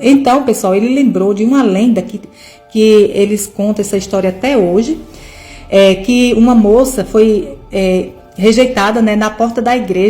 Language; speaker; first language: Portuguese; native; Portuguese